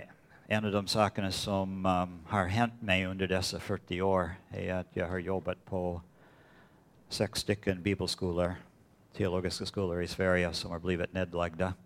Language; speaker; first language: Swedish; non-native, fluent; English